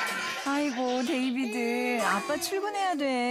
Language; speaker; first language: Korean; native; Korean